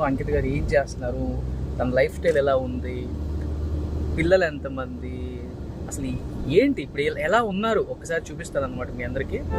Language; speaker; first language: Telugu; native; Telugu